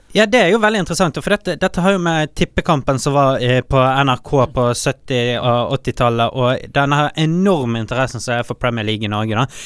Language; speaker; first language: Norwegian; native; Norwegian